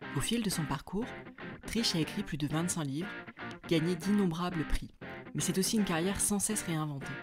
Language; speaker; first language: French; native; French